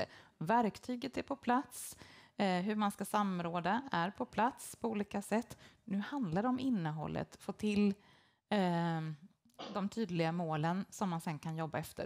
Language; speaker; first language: Swedish; native; Swedish